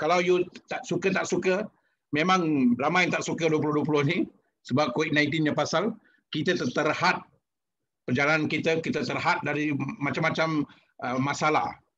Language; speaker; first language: Malay; non-native, local second language; Tamil